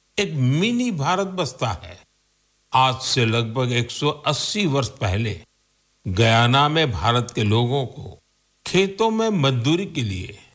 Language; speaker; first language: Hindi; non-native, local second language; Gujarati